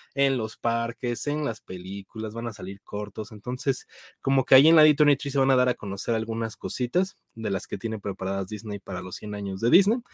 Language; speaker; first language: Spanish; native; Spanish